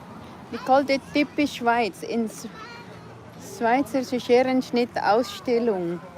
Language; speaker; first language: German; non-native, learner; Cebuano